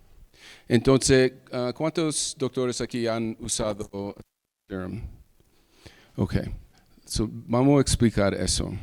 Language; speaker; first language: Spanish; early bilingual, heritage; English